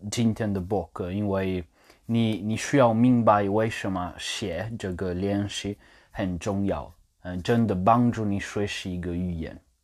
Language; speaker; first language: Chinese; non-native, learner; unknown